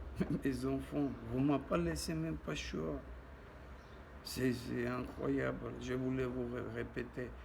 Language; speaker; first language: French; non-native, learner; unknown